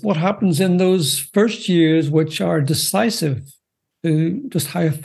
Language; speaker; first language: English; native; English